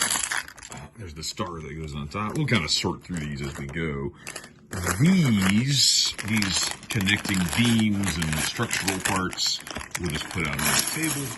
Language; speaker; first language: English; native; English